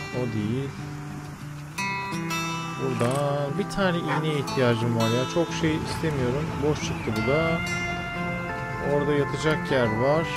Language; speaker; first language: Turkish; native; Turkish